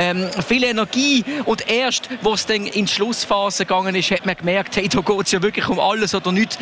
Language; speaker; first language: German; native; German